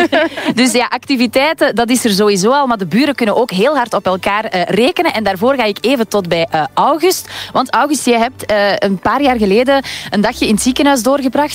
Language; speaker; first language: Dutch; native; Dutch